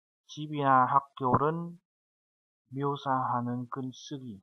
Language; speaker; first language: Korean; non-native, fluent; Vietnamese